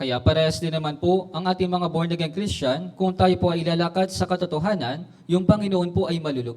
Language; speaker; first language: Filipino; native; Filipino